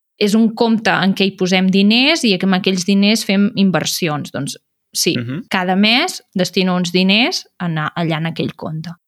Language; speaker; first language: Catalan; native; Catalan